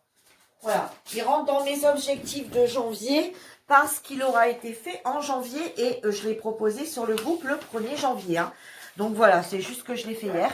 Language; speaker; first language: French; native; French